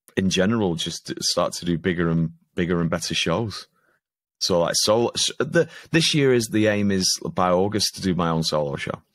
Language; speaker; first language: English; native; English